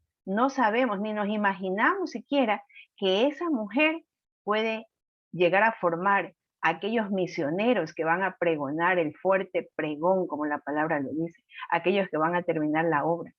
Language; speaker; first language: Spanish; native; Spanish